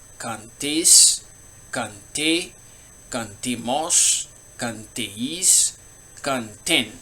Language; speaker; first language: Spanish; non-native, learner; Haitian Creole